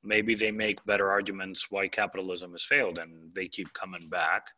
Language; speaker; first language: English; non-native, fluent; Greek